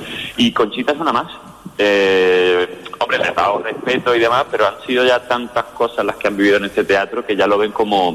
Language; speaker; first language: Spanish; native; Spanish